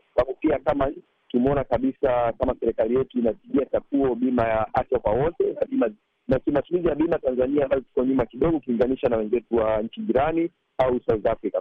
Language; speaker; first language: Swahili; native; Swahili